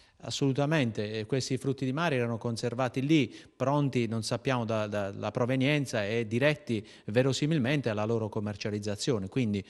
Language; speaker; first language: Italian; native; Italian